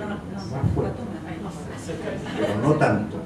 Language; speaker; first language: Spanish; native; Spanish